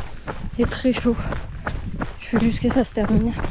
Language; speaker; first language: French; native; French